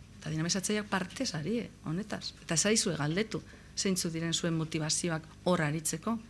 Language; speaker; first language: Basque; native; Basque